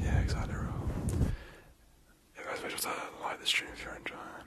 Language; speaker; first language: English; native; English